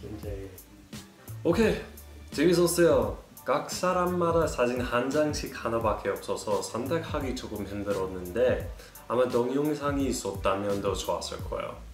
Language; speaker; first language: Korean; non-native, learner; Russian